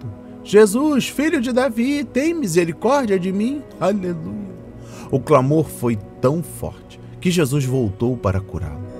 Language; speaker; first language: Portuguese; native; Portuguese